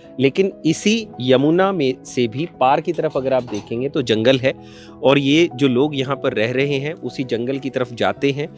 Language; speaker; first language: Hindi; native; Hindi